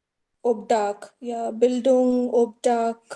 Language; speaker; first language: German; non-native, learner; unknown